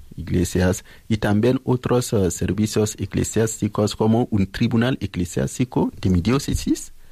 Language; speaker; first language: Spanish; non-native, fluent; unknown